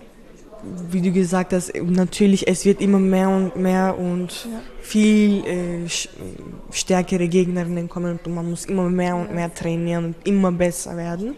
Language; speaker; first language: German; early bilingual, other home language; Turkish